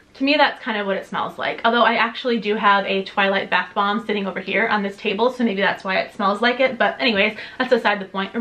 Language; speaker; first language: English; native; English